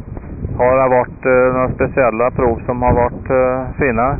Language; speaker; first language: Swedish; native; Swedish